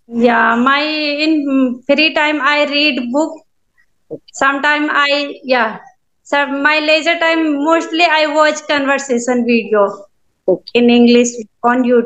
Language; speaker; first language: English; non-native, learner; Hindi